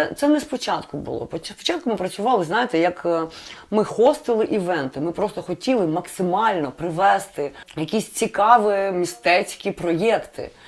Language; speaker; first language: Ukrainian; non-native, local second language; Russian